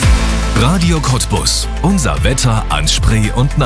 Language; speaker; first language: German; native; German